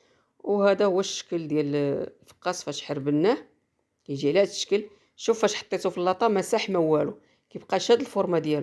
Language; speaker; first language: Arabic; native; Arabic